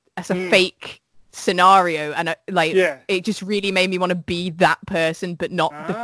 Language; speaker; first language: English; native; English